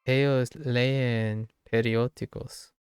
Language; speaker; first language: Spanish; non-native, learner; English